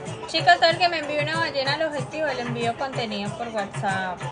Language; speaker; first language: Spanish; native; Spanish